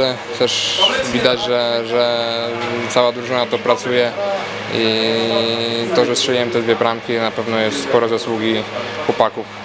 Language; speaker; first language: Polish; native; Polish